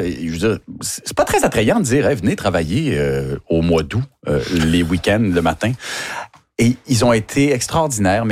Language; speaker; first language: French; native; French